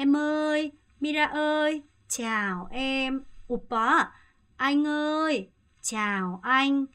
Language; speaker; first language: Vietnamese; non-native, fluent; Korean